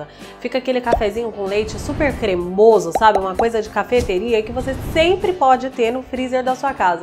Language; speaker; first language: Portuguese; native; Portuguese